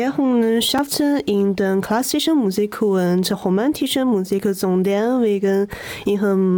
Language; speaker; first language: German; non-native, learner; Chinese